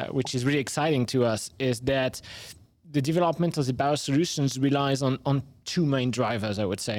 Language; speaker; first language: English; non-native, fluent; French